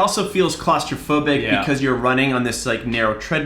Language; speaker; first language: English; native; English